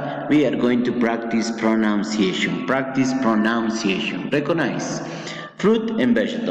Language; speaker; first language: English; non-native, fluent; Spanish